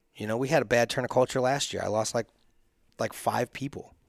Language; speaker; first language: English; native; English